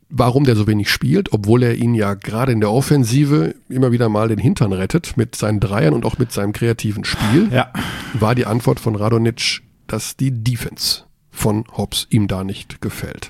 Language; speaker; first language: German; native; German